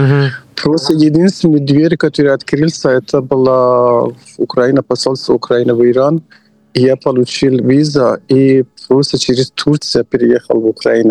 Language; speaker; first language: Ukrainian; non-native, fluent; Persian